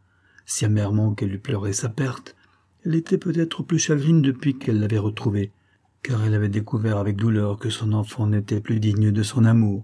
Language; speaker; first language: French; native; French